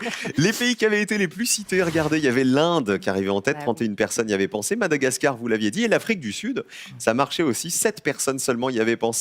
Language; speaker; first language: French; native; French